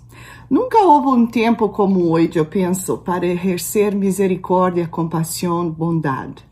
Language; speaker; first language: Portuguese; non-native, fluent; Spanish